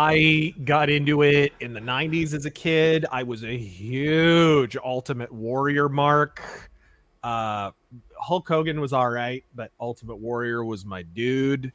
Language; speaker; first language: English; native; English